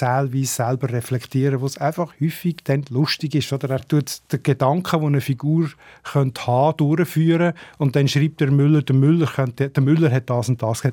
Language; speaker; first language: German; native; German